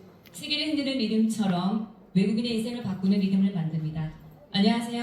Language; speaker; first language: Korean; native; Korean